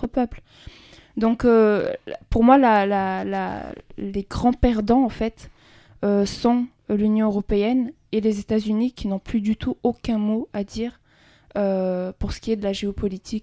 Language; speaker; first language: French; early bilingual, other home language; Kurdish